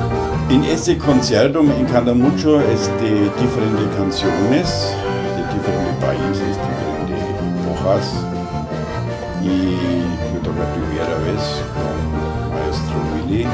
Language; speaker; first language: Spanish; non-native, learner; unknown